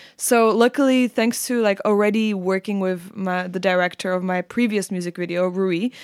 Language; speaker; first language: English; non-native, fluent; Czech